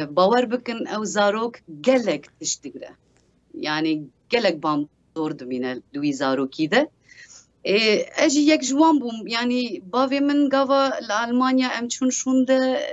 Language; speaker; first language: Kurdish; early bilingual, heritage; Kurdish